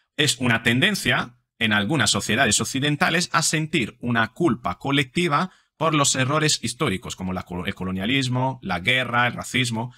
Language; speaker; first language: Spanish; non-native, fluent; Italian